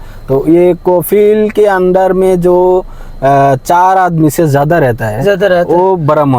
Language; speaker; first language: Hindi; non-native, fluent; Bangla